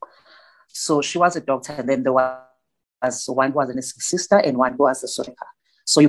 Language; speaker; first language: English; non-native, local second language; Zulu